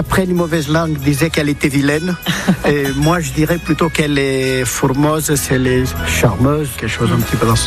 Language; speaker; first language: French; early bilingual, other home language; Portuguese